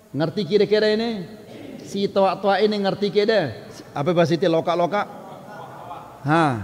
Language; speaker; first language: Malay; non-native, local second language; Sasak